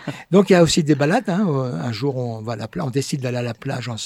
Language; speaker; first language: French; native; French